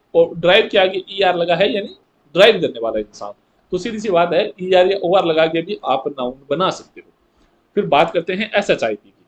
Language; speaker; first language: Hindi; native; Hindi